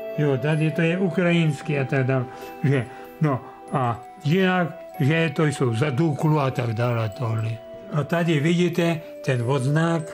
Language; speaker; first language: Czech; non-native, local second language; Rusyn